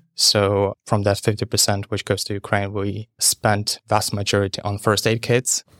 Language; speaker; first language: English; non-native, fluent; Ukrainian